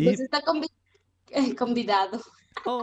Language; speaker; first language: Portuguese; non-native, learner; Spanish